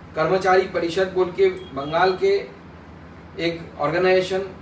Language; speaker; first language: Hindi; non-native, local second language; Bangla